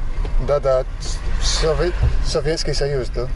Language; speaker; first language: Russian; non-native, learner; English